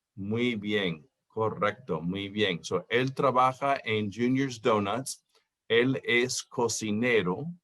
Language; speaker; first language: Spanish; non-native, fluent; English